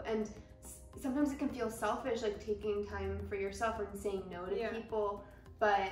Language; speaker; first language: English; native; English